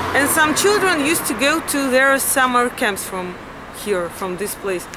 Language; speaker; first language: English; non-native, fluent; Russian